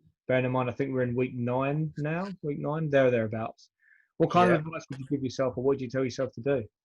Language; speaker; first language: English; native; English